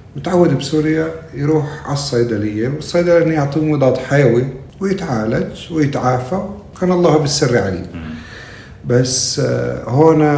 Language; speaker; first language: Arabic; native; Arabic